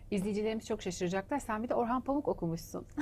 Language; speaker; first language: Turkish; native; Turkish